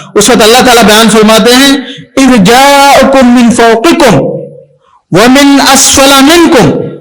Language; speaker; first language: Urdu; native; Urdu